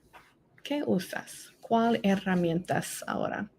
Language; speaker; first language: Spanish; non-native, learner; English